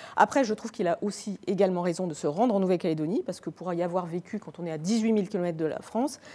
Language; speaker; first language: French; native; French